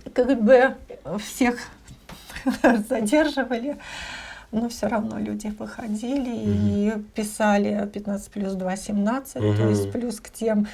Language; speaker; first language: Russian; native; Russian